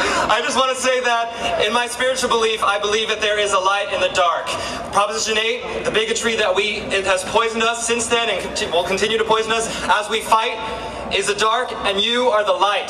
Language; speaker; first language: English; early bilingual, other home language; Spanish